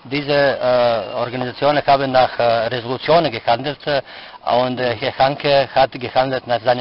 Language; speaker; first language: German; non-native, fluent; Serbian